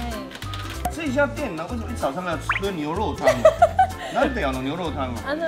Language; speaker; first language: Chinese; native; Chinese